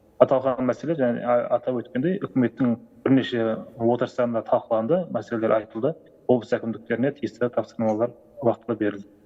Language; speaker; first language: Kazakh; native; Kazakh